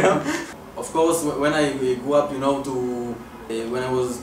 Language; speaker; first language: English; non-native, learner; Hebrew